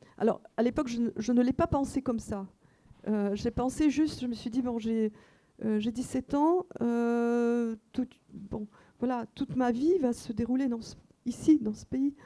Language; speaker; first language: French; non-native, fluent; Russian